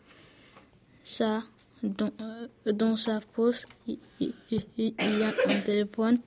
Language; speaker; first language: French; non-native, learner; Soninke